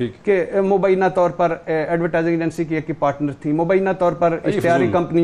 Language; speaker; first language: Urdu; native; Urdu